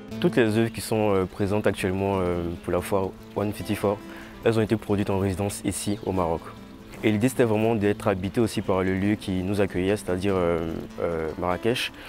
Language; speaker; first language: French; native; French